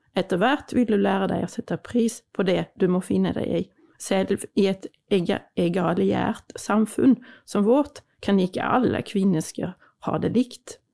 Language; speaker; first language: Norwegian; native; Norwegian